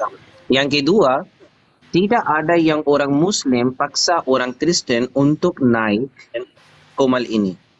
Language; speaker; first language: Indonesian; non-native, learner; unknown